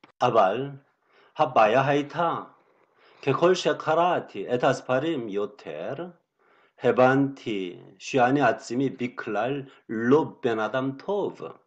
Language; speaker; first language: Hebrew; non-native, fluent; Korean